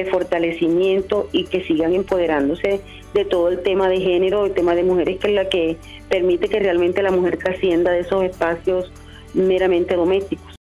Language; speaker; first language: Spanish; native; Spanish